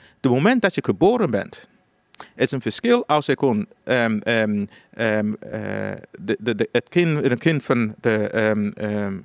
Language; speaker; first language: Dutch; non-native, fluent; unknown